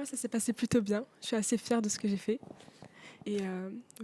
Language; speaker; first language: French; non-native, local second language; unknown